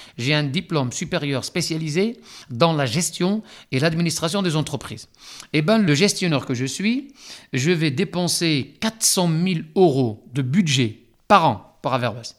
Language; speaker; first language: French; non-native, local second language; Arabic